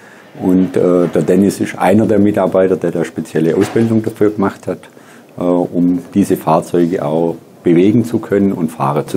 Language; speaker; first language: German; native; German